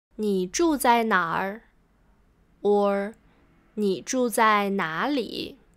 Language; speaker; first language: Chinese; native; Chinese